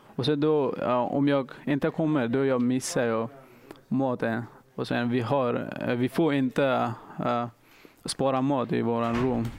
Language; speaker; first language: Swedish; non-native, learner; Persian